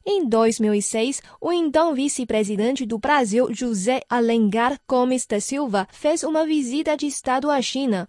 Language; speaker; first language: Portuguese; non-native, fluent; Chinese